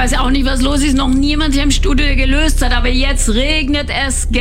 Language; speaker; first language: German; native; German